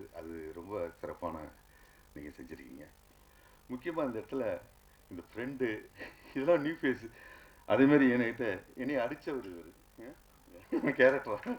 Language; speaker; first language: Tamil; native; Tamil